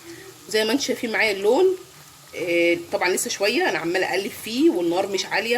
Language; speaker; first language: Arabic; native; Arabic